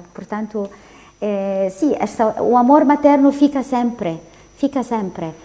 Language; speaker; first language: Portuguese; non-native, fluent; Arabic